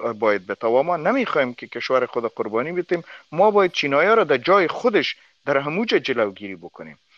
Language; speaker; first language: Persian; non-native, local second language; Pashto